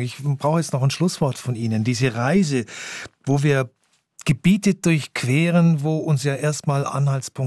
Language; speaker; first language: German; native; German